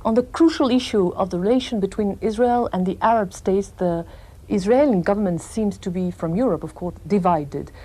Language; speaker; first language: English; non-native, fluent; French